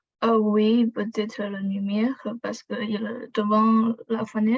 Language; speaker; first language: French; non-native, learner; Chinese